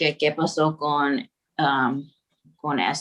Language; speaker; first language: Spanish; early bilingual, heritage; Spanish